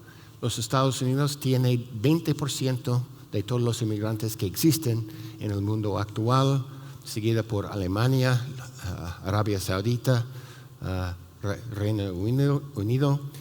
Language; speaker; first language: Spanish; non-native, fluent; English